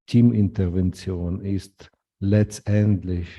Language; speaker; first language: German; non-native, fluent; Ukrainian